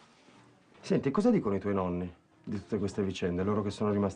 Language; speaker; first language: Italian; native; Italian